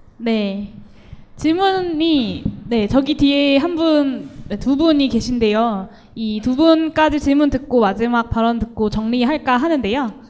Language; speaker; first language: Korean; native; Korean